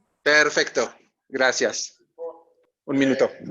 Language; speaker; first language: Spanish; non-native, fluent; Hebrew